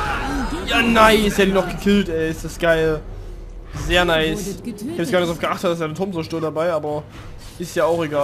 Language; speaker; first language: German; native; German